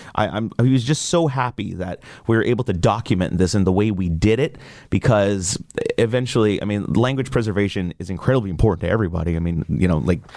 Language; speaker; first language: English; native; English